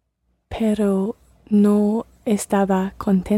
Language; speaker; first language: Spanish; non-native, learner; English